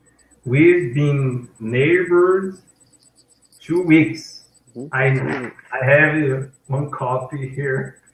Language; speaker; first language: English; non-native, learner; Portuguese